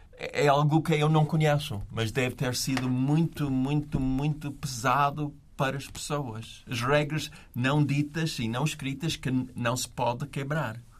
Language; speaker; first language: Portuguese; non-native, fluent; English